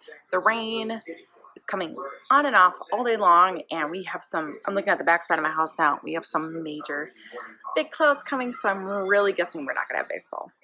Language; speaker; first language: English; native; English